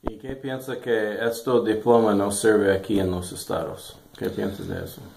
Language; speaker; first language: Spanish; non-native, learner; English